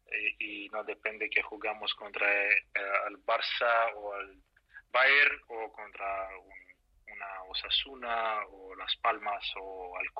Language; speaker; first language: Spanish; non-native, fluent; Russian